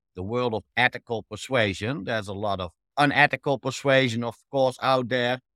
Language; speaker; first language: English; non-native, fluent; Dutch